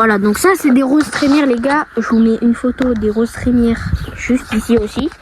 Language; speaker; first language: French; native; French